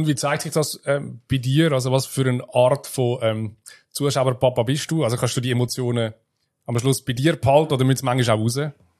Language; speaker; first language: German; native; German